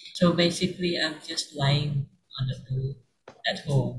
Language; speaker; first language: English; non-native, local second language; Chinese